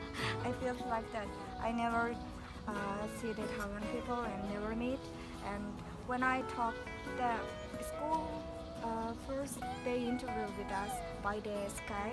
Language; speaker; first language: English; non-native, learner; Mongolian